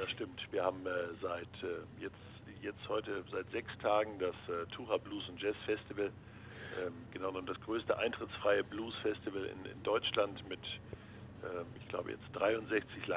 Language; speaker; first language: German; native; German